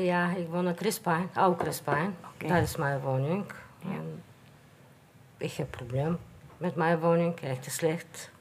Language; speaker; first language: Dutch; non-native, learner; Bulgarian